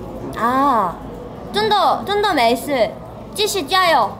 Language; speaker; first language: Chinese; non-native, learner; Korean